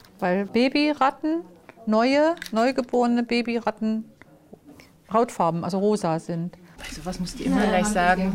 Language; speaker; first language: German; native; German